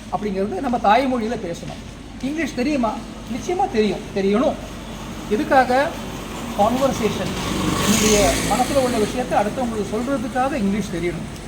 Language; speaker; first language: Tamil; non-native, local second language; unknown